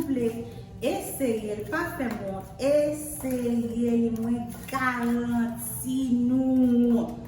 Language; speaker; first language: French; non-native, learner; Haitian Creole